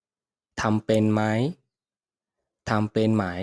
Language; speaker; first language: Thai; non-native, fluent; Burmese